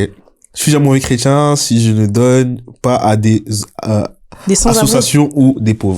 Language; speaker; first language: French; native; French